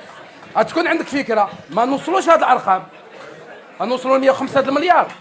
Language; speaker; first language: Arabic; native; Arabic